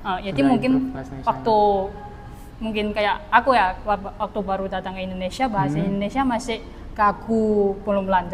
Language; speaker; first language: Indonesian; non-native, fluent; Chinese